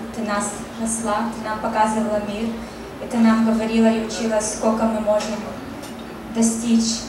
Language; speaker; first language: Russian; native; Russian